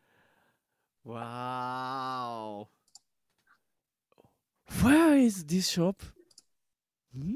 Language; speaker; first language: English; non-native, learner; Japanese